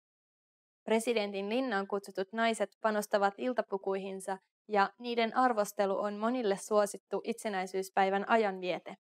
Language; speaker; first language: Finnish; native; Finnish